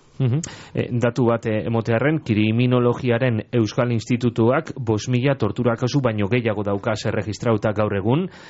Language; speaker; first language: Basque; native; Basque